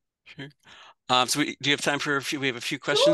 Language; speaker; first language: English; native; English